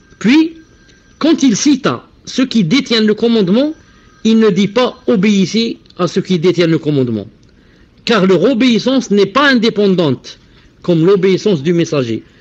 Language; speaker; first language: French; non-native, local second language; Arabic